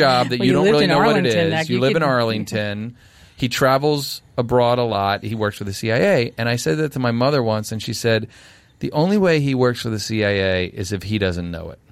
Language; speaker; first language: English; native; English